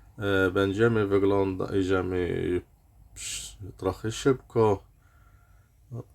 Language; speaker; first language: Polish; non-native, learner; Arabic